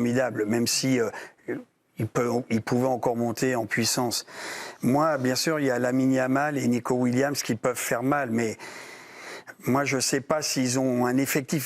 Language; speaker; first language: French; native; French